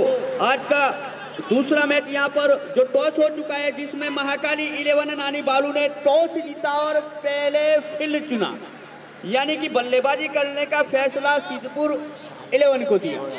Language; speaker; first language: Hindi; non-native, local second language; Gujarati